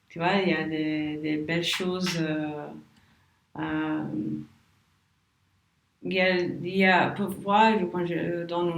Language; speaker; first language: French; non-native, learner; English